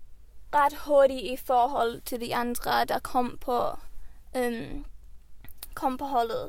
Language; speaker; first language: Danish; early bilingual, heritage; Swedish